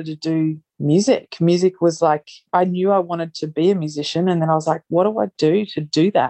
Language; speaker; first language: English; native; English